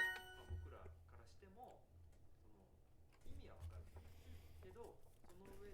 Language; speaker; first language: Japanese; native; Japanese